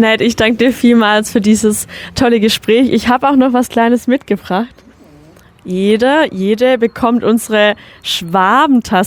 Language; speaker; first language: German; native; German